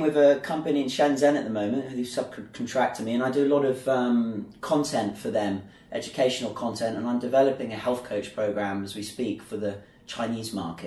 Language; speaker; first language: English; native; English